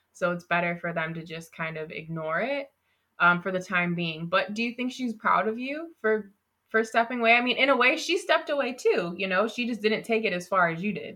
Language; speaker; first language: English; native; English